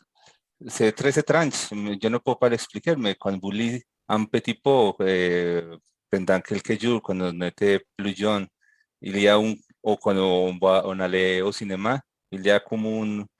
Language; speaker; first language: French; non-native, fluent; Spanish